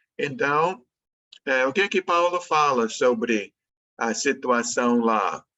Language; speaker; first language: Portuguese; non-native, fluent; English